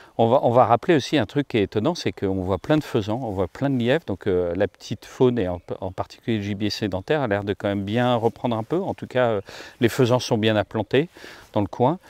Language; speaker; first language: French; native; French